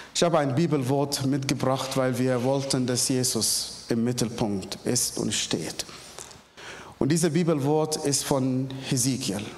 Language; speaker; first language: German; non-native, fluent; Arabic